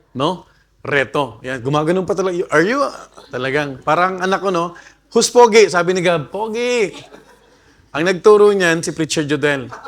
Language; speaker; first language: Filipino; non-native, local second language; Bikol